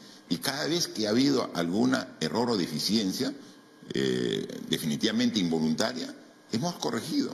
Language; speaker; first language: Spanish; native; Spanish